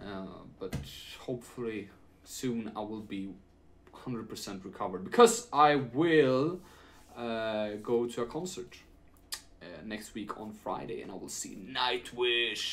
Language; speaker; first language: English; non-native, fluent; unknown